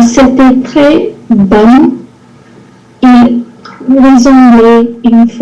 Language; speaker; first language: French; non-native, learner; English